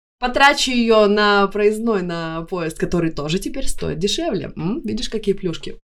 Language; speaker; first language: Russian; native; Russian